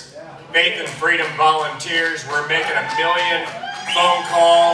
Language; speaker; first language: English; native; English